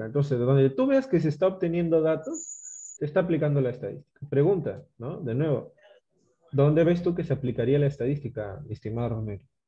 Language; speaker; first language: Spanish; native; Spanish